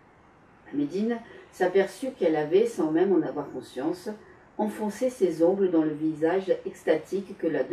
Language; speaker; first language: French; native; French